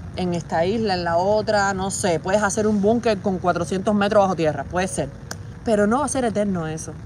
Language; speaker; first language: Spanish; native; Spanish